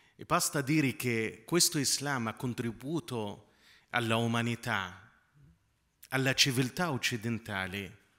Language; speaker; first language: Italian; non-native, fluent; Arabic